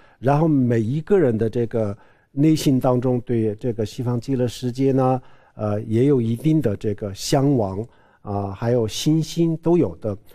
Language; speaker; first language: Chinese; non-native, local second language; Tibetan